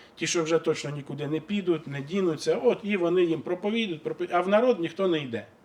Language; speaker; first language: Ukrainian; native; Ukrainian